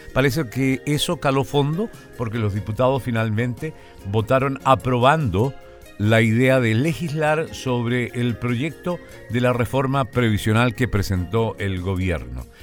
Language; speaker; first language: Spanish; native; Spanish